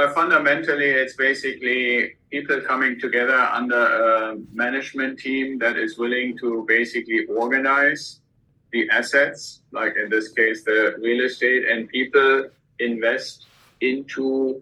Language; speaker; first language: English; non-native, fluent; German